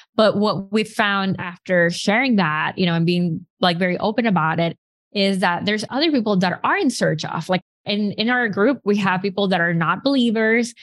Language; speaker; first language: English; non-native, fluent; Spanish